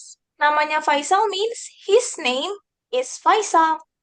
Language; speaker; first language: English; non-native, fluent; Indonesian